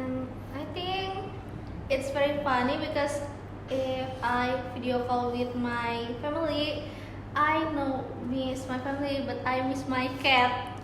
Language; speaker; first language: English; non-native, learner; Indonesian